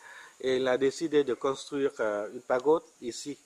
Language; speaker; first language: French; non-native, fluent; Vietnamese